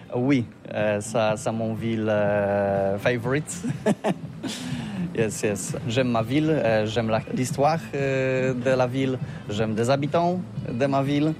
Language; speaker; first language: French; non-native, learner; Polish